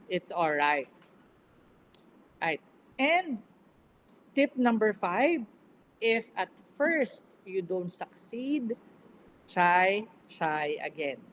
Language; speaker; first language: English; non-native, local second language; Filipino